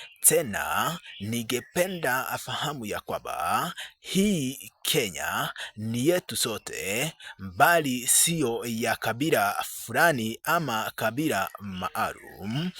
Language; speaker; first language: Swahili; non-native, local second language; Kikuyu